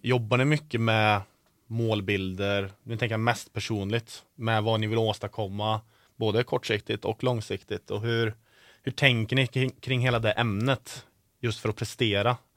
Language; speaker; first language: Swedish; native; Swedish